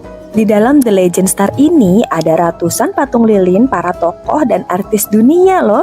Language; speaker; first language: Indonesian; native; Indonesian